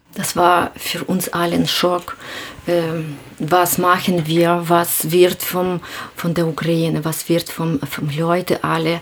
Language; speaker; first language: German; non-native, learner; Ukrainian